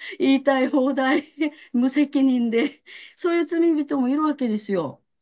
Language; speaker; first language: Japanese; non-native, fluent; Korean